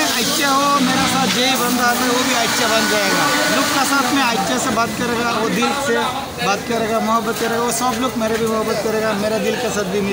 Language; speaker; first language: Hindi; non-native, learner; Bangla